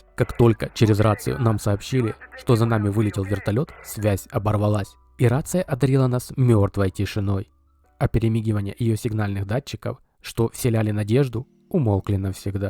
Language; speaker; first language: Russian; native; Russian